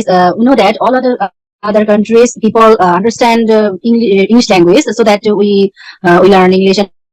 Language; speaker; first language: English; non-native, learner; Bangla